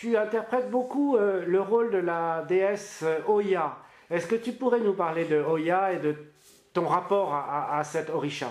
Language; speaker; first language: French; native; French